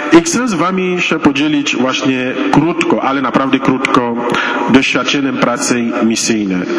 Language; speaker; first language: Polish; non-native, fluent; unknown